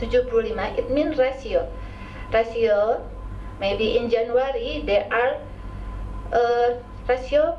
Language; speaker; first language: English; non-native, local second language; Indonesian